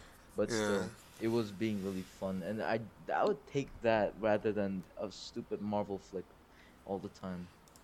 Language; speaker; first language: English; non-native, fluent; Korean